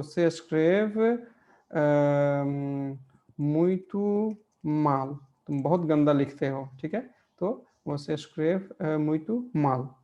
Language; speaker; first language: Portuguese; non-native, fluent; Hindi